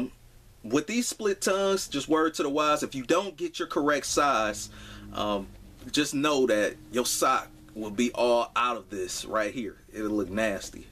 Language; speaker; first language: English; native; English